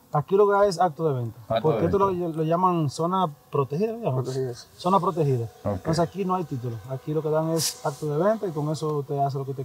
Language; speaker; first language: Spanish; native; Spanish